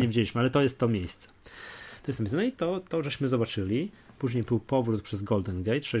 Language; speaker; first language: Polish; native; Polish